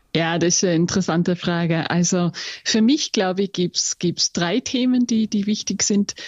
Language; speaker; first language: German; non-native, fluent; English